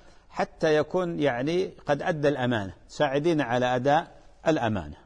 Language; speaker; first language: Arabic; native; Arabic